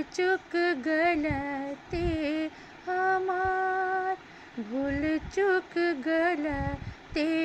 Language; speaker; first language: Hindi; native; Hindi